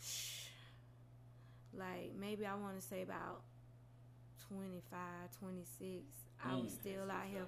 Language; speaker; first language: English; native; English